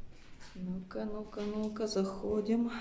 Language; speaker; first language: Russian; native; Russian